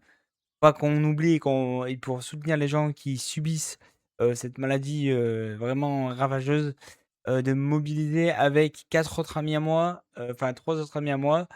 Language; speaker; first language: French; native; French